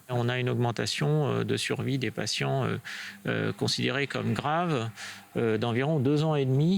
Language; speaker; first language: French; native; French